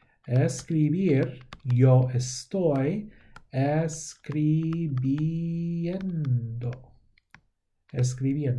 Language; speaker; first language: Spanish; non-native, fluent; English